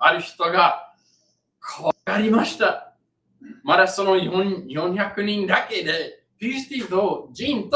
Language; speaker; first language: Japanese; non-native, learner; English